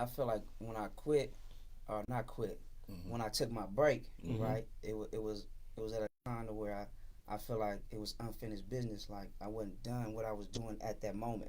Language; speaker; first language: English; native; English